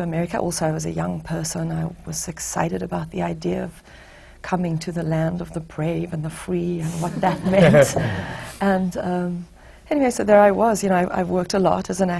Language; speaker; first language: English; native; English